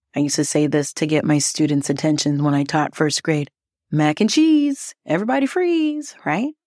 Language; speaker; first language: English; early bilingual, other home language; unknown